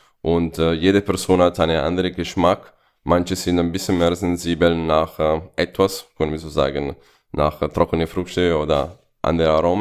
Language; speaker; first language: German; non-native, fluent; Italian